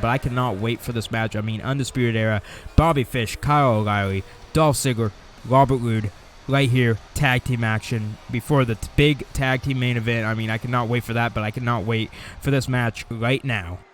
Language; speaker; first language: English; native; English